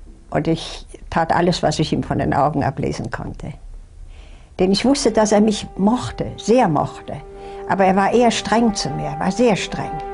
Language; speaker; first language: German; native; German